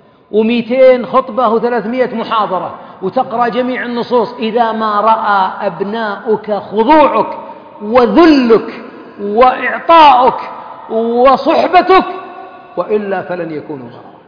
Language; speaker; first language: Arabic; native; Arabic